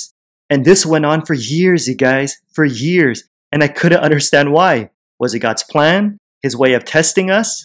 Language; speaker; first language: English; native; English